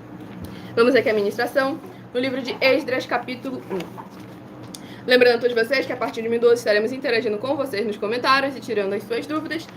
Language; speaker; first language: Portuguese; native; Portuguese